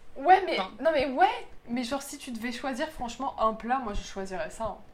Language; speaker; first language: French; early bilingual, other home language; Polish